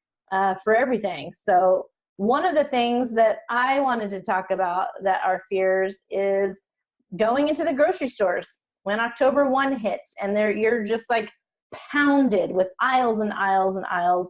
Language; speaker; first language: English; native; English